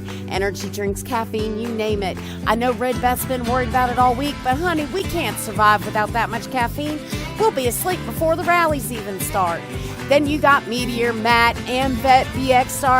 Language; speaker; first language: English; native; English